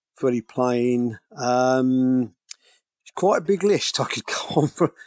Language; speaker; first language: English; native; English